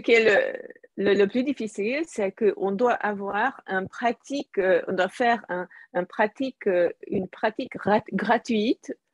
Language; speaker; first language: French; non-native, fluent; Hungarian